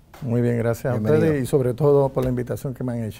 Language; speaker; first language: Spanish; native; Spanish